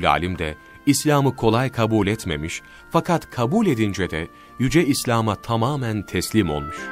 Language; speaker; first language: Turkish; native; Turkish